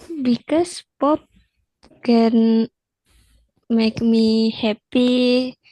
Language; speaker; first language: English; non-native, learner; Indonesian